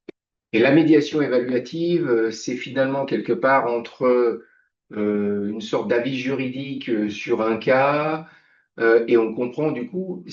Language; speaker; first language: French; native; French